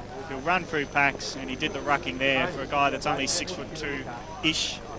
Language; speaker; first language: English; native; English